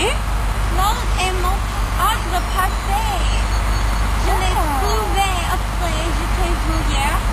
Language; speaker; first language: French; non-native, learner; English